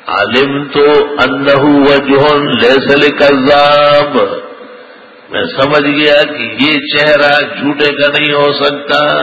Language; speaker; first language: Urdu; non-native, local second language; Pashto